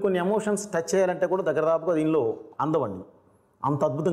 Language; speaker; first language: Telugu; native; Telugu